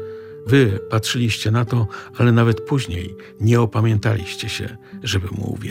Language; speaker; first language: Polish; native; Polish